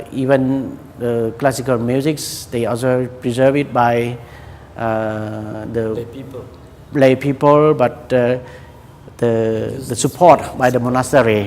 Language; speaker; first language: English; non-native, learner; Khmer